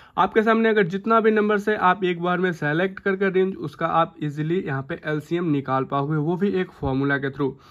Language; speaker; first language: Hindi; native; Hindi